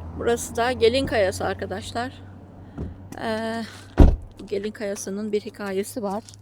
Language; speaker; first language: Turkish; native; Turkish